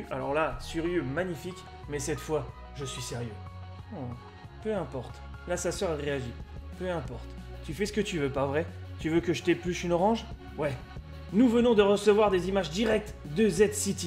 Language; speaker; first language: French; native; French